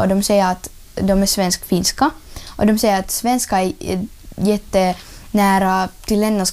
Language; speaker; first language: Swedish; non-native, learner; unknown